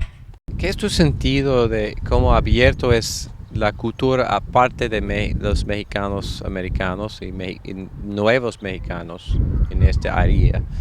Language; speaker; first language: Spanish; non-native, fluent; English